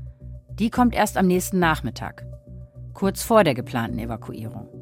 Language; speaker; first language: German; native; German